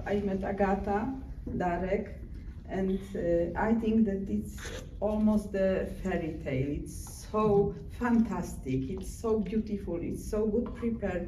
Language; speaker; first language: English; non-native, learner; Polish